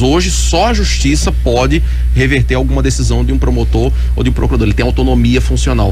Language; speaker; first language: Portuguese; native; Portuguese